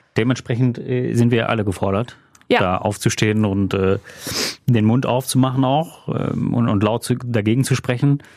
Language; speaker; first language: German; native; German